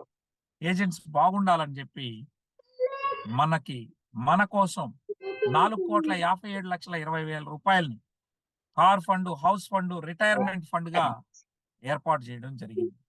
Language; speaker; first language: Telugu; native; Telugu